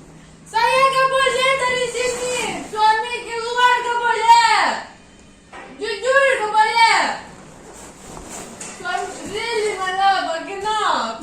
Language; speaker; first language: Indonesian; non-native, learner; Russian